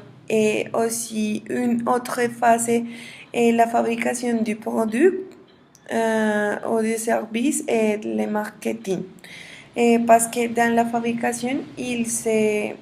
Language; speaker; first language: French; non-native, learner; Spanish